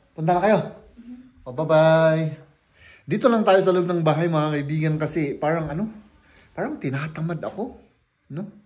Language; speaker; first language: Filipino; native; Filipino